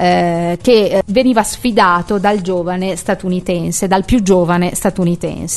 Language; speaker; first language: Italian; native; Italian